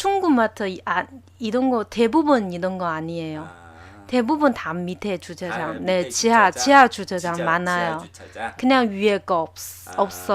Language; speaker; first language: Korean; non-native, learner; Chinese